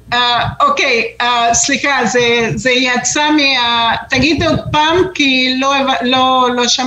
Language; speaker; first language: Hebrew; non-native, fluent; Spanish